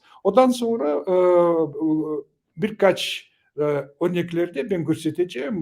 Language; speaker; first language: Turkish; non-native, learner; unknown